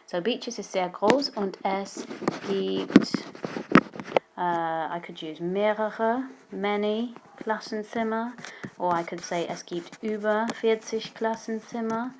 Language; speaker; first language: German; non-native, fluent; English